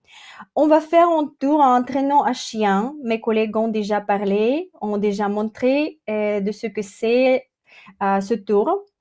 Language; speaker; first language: French; non-native, fluent; Russian